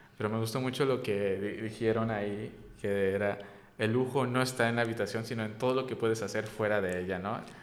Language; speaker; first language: Spanish; native; Spanish